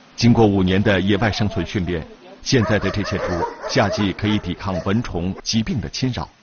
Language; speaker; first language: Chinese; native; Chinese